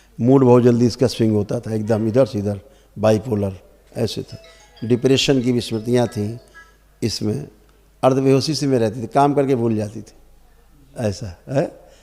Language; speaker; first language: Hindi; native; Hindi